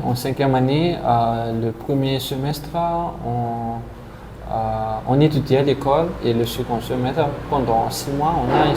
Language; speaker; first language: French; non-native, local second language; Malagasy